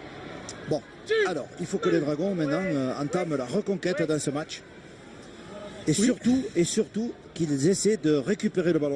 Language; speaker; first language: French; native; French